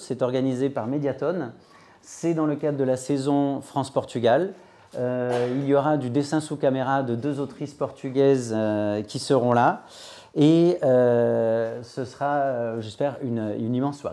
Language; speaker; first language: French; native; French